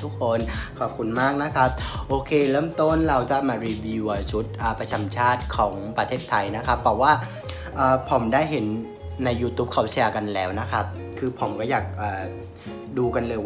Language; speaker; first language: Thai; non-native, fluent; Vietnamese